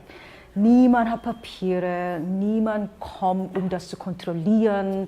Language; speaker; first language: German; non-native, fluent; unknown